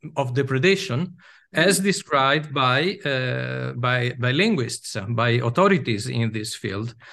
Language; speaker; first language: English; non-native, fluent; Italian